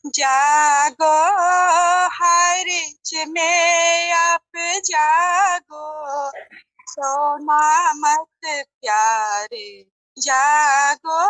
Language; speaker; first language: Hindi; non-native, local second language; Bangla